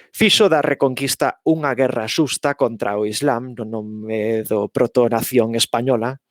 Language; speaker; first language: Galician; non-native, fluent; English